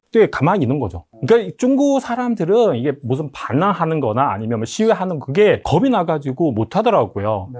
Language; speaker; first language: Korean; non-native, fluent; Chinese